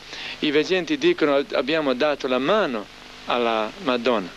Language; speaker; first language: Italian; non-native, learner; Croatian